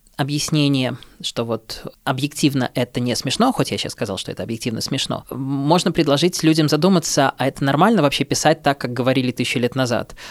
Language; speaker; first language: Russian; native; Russian